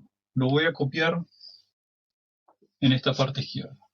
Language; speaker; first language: Spanish; native; Spanish